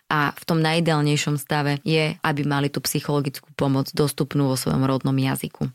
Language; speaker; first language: Slovak; native; Slovak